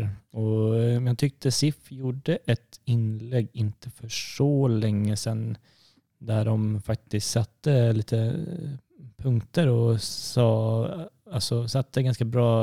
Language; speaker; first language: Swedish; native; Swedish